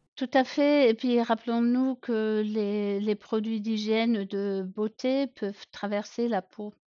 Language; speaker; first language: French; non-native, fluent; German